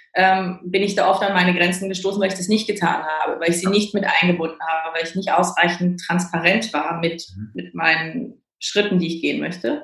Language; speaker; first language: German; native; German